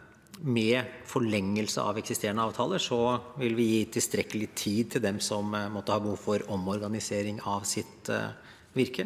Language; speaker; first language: Norwegian; native; Norwegian